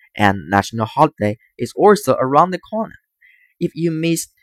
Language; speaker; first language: English; non-native, fluent; Chinese